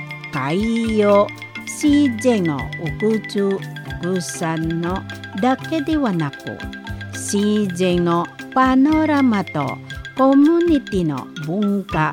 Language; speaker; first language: Japanese; non-native, learner; Indonesian